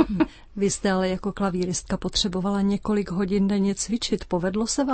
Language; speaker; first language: Czech; native; Czech